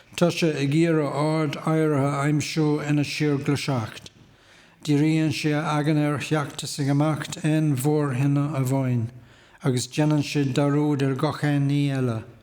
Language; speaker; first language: Irish; native; Irish